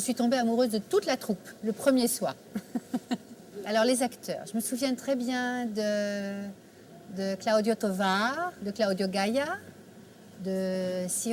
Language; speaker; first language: French; native; French